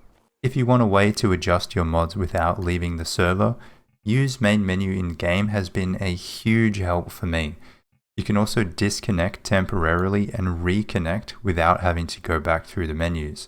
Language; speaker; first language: English; native; English